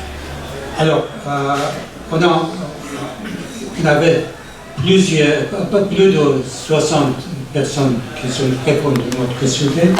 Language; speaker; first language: French; non-native, learner; Persian